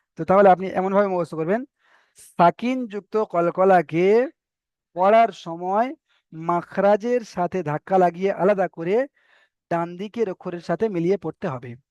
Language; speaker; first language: Bangla; native; Bangla